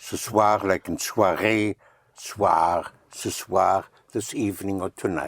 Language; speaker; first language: French; non-native, fluent; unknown